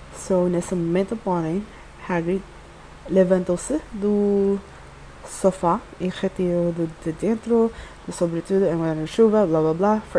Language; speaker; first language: Portuguese; non-native, learner; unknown